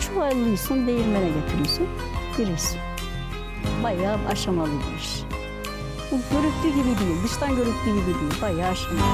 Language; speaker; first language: Turkish; native; Turkish